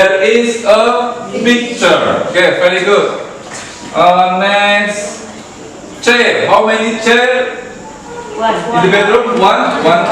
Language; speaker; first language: English; non-native, fluent; Indonesian